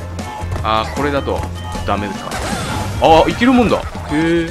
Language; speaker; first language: Japanese; native; Japanese